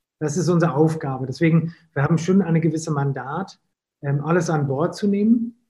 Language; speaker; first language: German; non-native, fluent; English